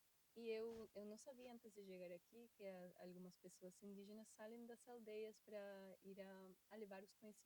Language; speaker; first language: Portuguese; non-native, fluent; Spanish